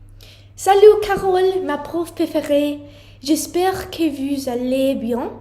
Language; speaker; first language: French; non-native, learner; English